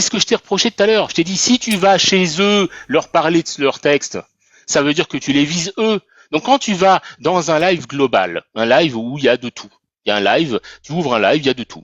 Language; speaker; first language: French; native; French